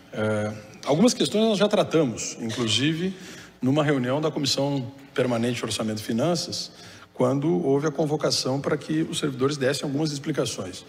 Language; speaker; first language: Portuguese; native; Portuguese